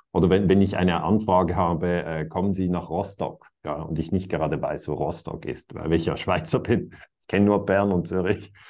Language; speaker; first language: German; native; German